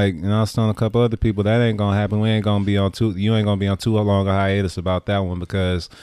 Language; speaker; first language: English; native; English